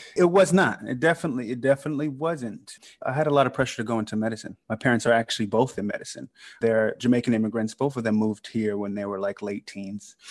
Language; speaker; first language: English; native; English